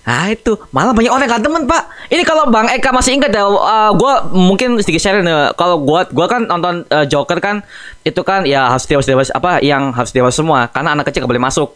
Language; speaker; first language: Indonesian; native; Indonesian